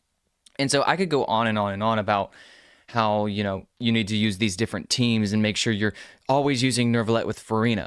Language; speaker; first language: English; native; English